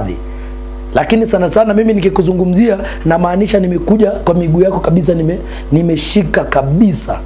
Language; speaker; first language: Swahili; native; Swahili